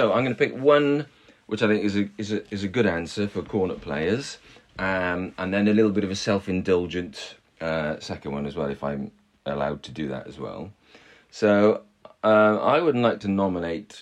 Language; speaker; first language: English; native; English